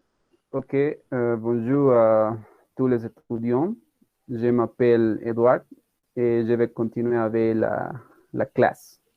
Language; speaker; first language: French; non-native, learner; Spanish